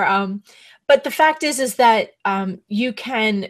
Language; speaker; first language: English; native; English